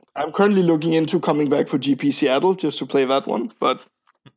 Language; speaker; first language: English; non-native, fluent; Danish